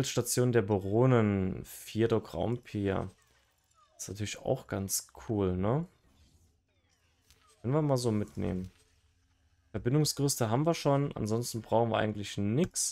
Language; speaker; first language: German; native; German